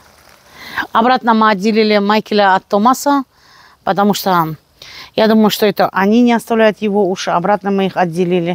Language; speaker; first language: Russian; native; Russian